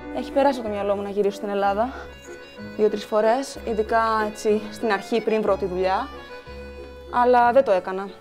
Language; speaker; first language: Greek; native; Greek